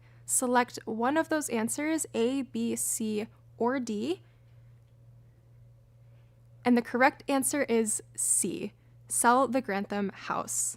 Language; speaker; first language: English; native; English